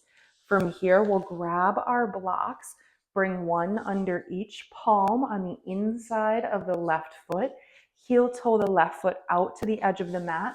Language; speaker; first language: English; native; English